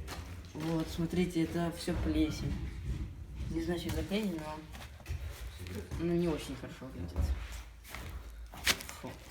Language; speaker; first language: Russian; native; Russian